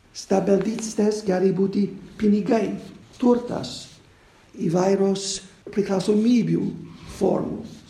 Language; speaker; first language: Lithuanian; non-native, fluent; English